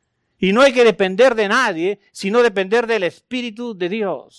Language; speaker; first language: Spanish; native; Spanish